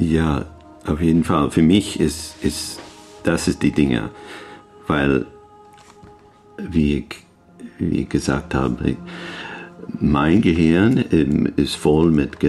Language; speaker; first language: German; non-native, learner; English